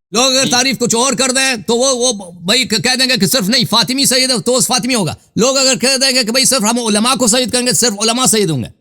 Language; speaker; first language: Urdu; native; Urdu